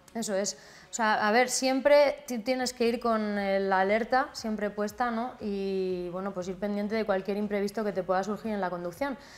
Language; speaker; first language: Spanish; native; Spanish